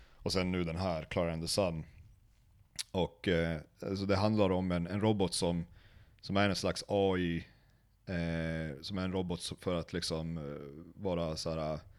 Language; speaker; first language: Swedish; native; Swedish